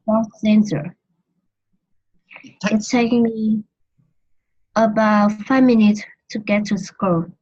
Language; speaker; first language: English; non-native, learner; Vietnamese